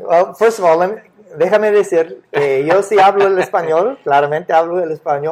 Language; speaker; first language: Spanish; non-native, fluent; English